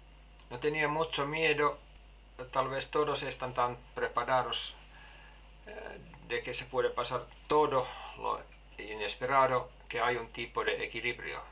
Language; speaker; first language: Spanish; non-native, fluent; Finnish